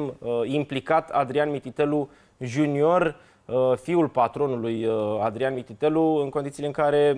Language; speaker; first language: Romanian; native; Romanian